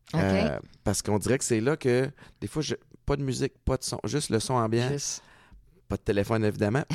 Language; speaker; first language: French; native; French